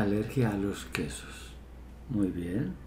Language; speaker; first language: Spanish; native; Spanish